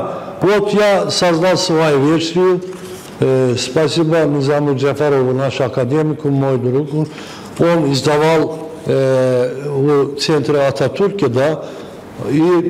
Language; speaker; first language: Russian; non-native, fluent; Azerbaijani